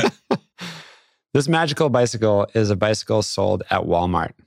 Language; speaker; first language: English; native; English